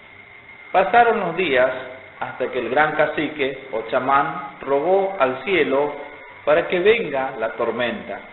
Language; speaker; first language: Spanish; non-native, local second language; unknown